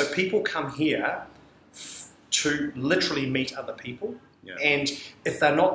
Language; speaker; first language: English; native; English